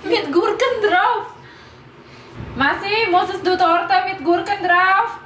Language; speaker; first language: German; non-native, learner; Indonesian